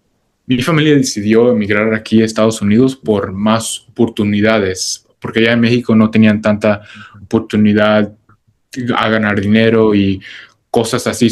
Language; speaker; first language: Spanish; early bilingual, heritage; Spanish